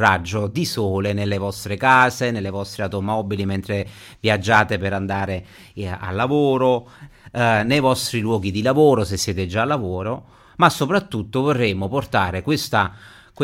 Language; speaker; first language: Italian; native; Italian